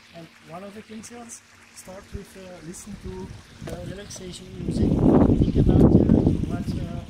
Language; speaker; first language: English; non-native, fluent; Dutch